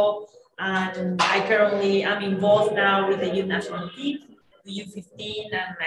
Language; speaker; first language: English; non-native, fluent; Spanish